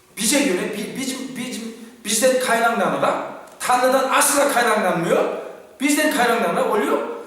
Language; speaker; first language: Turkish; non-native, fluent; Korean